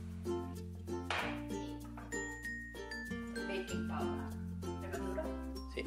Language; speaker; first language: Spanish; non-native, learner; Japanese